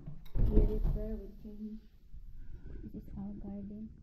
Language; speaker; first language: English; non-native, learner; Filipino